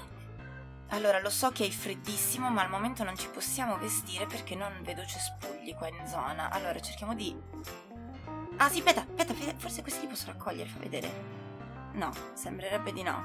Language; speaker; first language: Italian; native; Italian